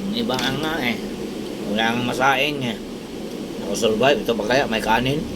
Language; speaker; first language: Filipino; non-native, local second language; Cebuano